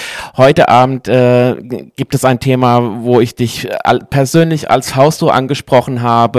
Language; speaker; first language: German; native; German